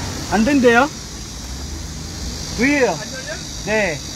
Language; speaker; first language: Korean; non-native, learner; Filipino